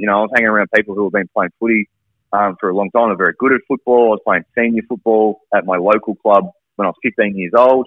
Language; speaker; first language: English; native; English